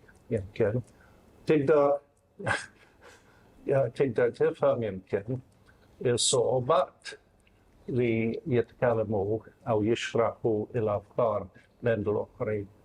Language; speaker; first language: Arabic; non-native, fluent; English